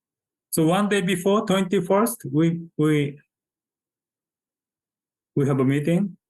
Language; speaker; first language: English; non-native, fluent; Japanese